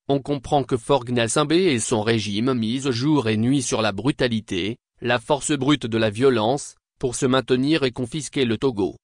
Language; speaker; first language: French; non-native, local second language; Ewe